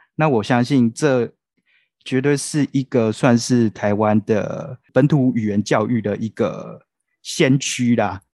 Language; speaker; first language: Chinese; non-native, local second language; Min Nan Chinese